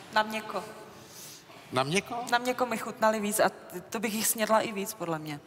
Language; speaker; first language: Czech; native; Czech